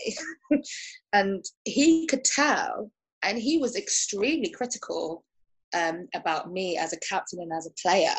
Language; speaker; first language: English; native; English